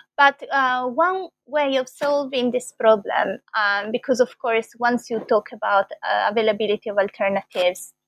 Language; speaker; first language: English; non-native, fluent; Italian